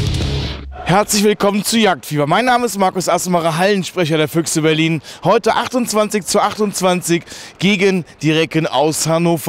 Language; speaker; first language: German; native; German